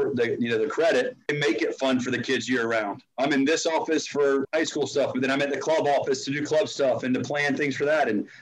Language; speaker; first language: English; native; English